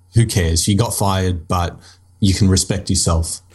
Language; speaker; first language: English; native; English